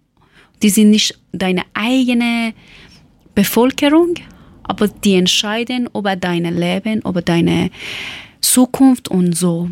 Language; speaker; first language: German; non-native, learner; Persian